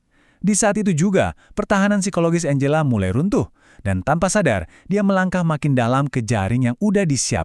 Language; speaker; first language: Indonesian; native; Indonesian